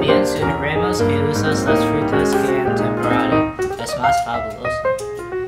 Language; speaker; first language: Spanish; non-native, learner; English